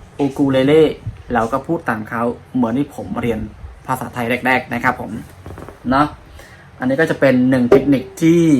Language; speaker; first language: Thai; non-native, fluent; Khmer